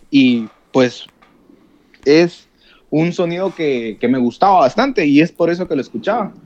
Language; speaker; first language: Spanish; native; Spanish